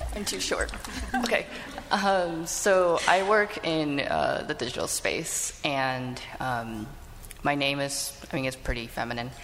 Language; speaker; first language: English; native; English